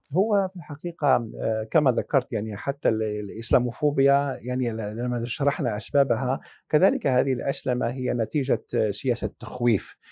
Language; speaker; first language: Arabic; early bilingual, heritage; Arabic